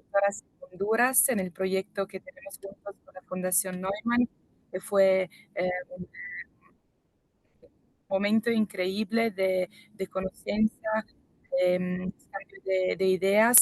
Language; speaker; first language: Spanish; non-native, fluent; Italian